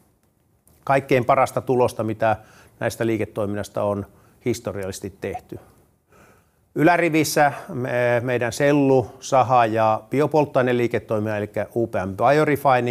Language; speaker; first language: Finnish; native; Finnish